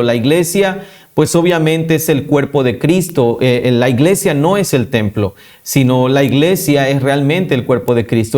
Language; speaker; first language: Spanish; native; Spanish